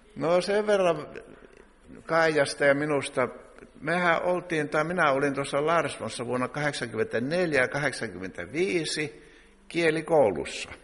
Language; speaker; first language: Finnish; native; Finnish